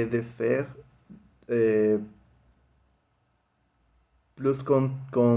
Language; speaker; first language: French; non-native, learner; Spanish